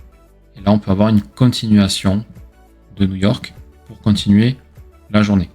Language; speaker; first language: French; native; French